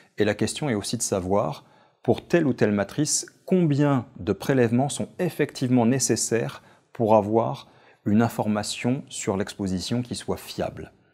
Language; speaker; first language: French; native; French